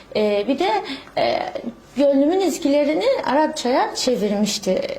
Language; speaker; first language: Turkish; early bilingual, heritage; Arabic